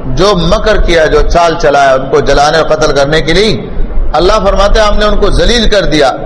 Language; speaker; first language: Urdu; non-native, local second language; Pashto